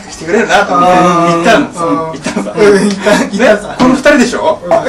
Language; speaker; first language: Japanese; native; Japanese